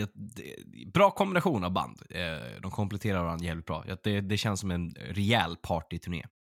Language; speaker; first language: Swedish; native; Swedish